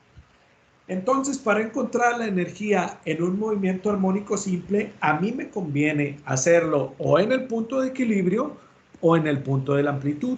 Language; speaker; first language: Spanish; native; Spanish